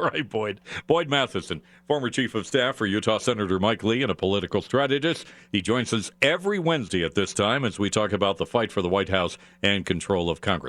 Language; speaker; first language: English; native; English